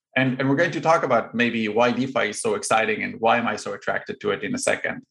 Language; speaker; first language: English; non-native, fluent; Hebrew